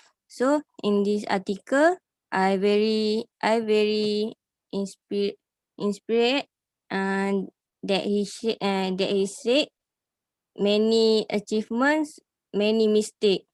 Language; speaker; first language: English; non-native, learner; Malay